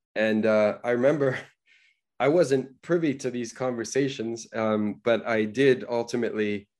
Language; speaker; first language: English; native; English